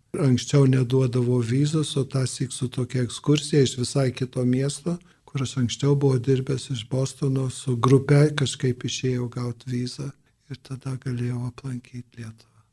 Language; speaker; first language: Lithuanian; early bilingual, heritage; Lithuanian